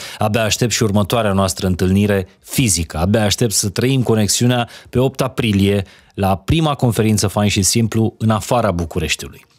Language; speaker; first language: Romanian; native; Romanian